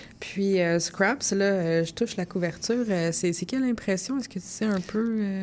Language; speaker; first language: French; native; French